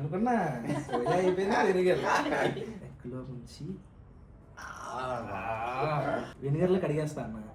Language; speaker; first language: Telugu; native; Telugu